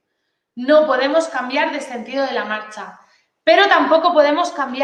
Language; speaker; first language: Spanish; native; Spanish